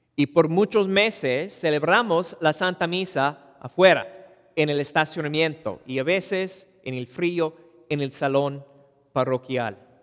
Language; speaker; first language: Spanish; non-native, fluent; English